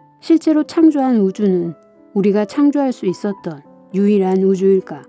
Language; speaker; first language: Korean; native; Korean